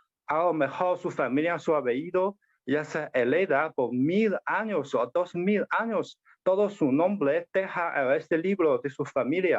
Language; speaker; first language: Spanish; non-native, learner; Chinese